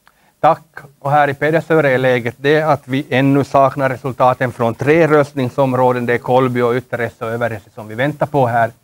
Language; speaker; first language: Swedish; native; Swedish